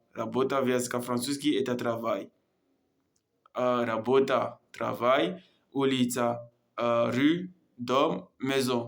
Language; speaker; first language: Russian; non-native, learner; Comorian